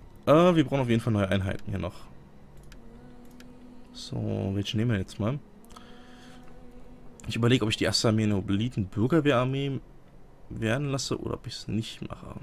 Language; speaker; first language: German; native; German